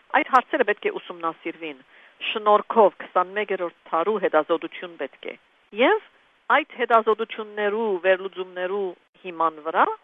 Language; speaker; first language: Armenian; early bilingual, heritage; Armenian